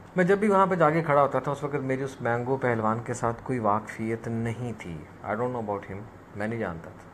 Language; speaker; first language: Urdu; non-native, local second language; Punjabi